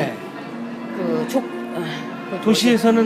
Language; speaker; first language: Korean; native; Korean